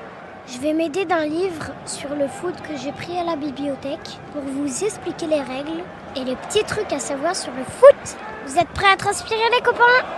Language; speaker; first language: French; native; French